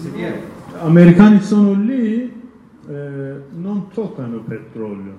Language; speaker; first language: Italian; non-native, learner; Kurdish